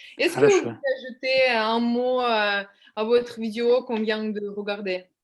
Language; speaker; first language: French; non-native, fluent; Russian